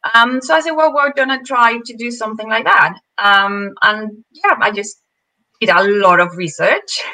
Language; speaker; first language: English; non-native, fluent; Spanish